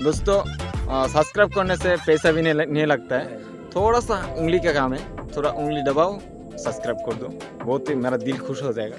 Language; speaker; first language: Hindi; non-native, local second language; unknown